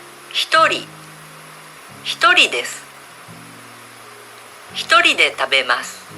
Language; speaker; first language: Japanese; non-native, learner; Indonesian